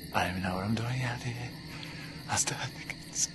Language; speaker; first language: English; native; English